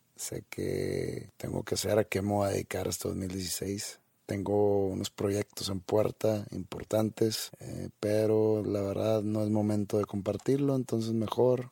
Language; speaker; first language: Spanish; native; Spanish